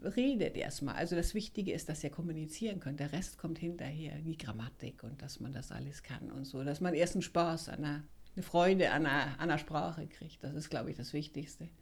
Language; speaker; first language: German; native; German